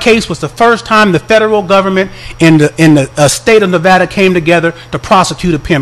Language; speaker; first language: English; native; English